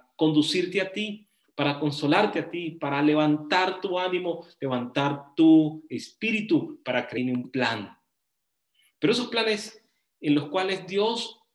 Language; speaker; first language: Spanish; native; Spanish